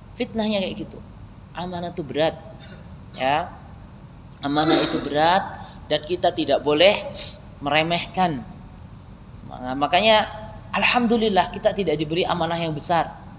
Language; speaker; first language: Indonesian; non-native, local second language; Javanese